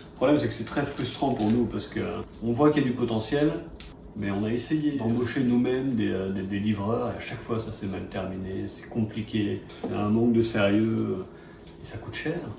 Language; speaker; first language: French; native; French